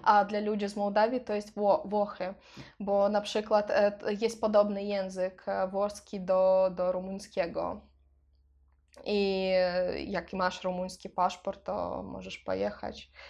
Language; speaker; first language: Polish; non-native, learner; Russian